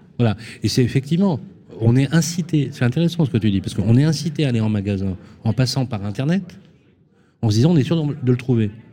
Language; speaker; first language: French; native; French